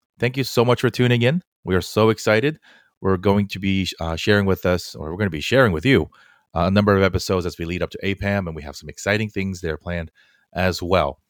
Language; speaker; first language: English; early bilingual, other home language; Korean